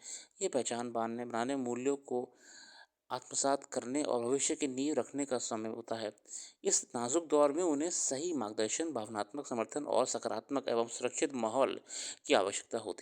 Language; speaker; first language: Hindi; native; Hindi